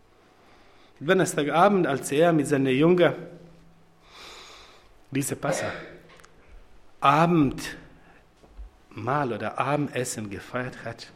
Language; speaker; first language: German; non-native, fluent; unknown